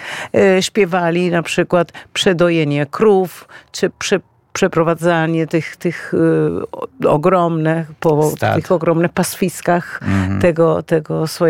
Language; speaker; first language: Polish; non-native, fluent; Spanish